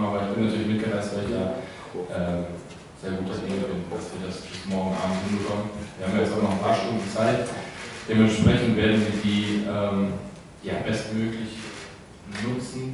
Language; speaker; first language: German; native; German